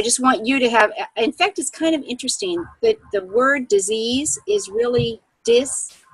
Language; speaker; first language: English; native; English